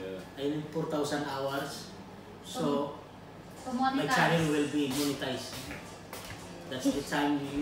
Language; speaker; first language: English; non-native, learner; Filipino